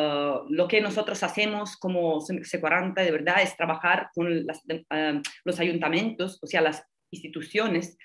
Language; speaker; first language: Spanish; non-native, fluent; Italian